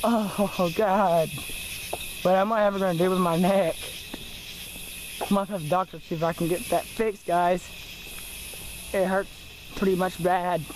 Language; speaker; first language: English; native; English